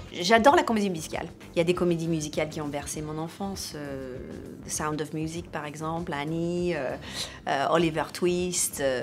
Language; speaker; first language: French; non-native, fluent; English